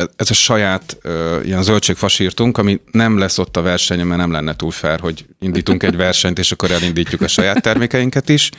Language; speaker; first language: Hungarian; native; Hungarian